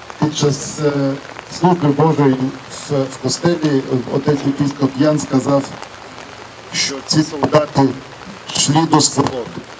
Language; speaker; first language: Ukrainian; non-native, fluent; Polish